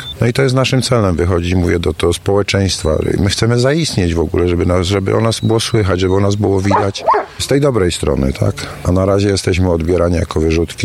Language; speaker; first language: Polish; native; Polish